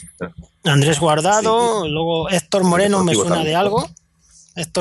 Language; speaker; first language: Spanish; native; Spanish